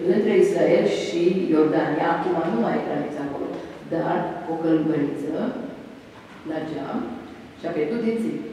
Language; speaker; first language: Romanian; early bilingual, other home language; Hebrew